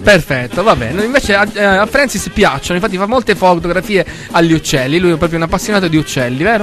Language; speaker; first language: Italian; native; Italian